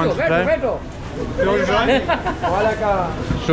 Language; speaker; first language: English; non-native, learner; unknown